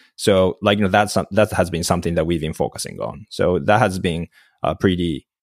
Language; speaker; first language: English; non-native, fluent; Japanese